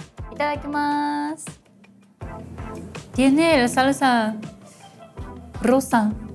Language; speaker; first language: Spanish; non-native, fluent; Japanese